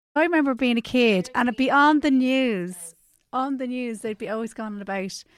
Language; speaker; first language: English; native; English